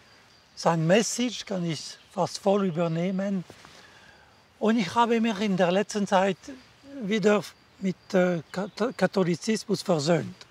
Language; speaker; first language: German; non-native, local second language; French